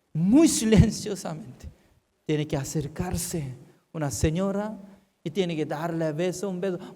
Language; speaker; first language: Spanish; non-native, fluent; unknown